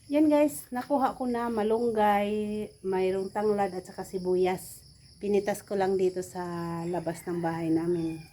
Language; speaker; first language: Filipino; native; Filipino